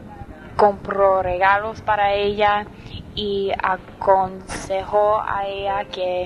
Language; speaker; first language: Spanish; non-native, learner; English